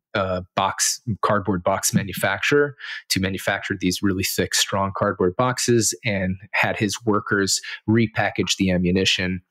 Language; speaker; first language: English; native; English